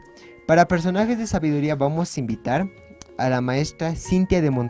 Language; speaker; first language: Spanish; native; Spanish